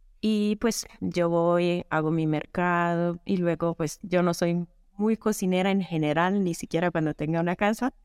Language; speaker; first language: Spanish; non-native, fluent; Italian